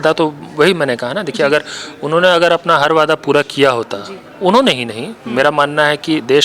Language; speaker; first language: Hindi; native; Hindi